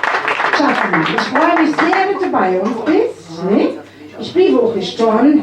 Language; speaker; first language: German; native; German